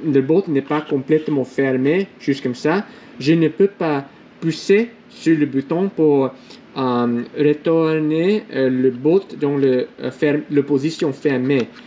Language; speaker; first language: French; non-native, learner; English